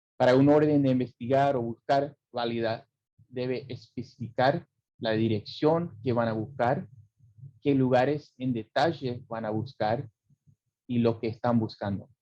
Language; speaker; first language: Spanish; early bilingual, heritage; English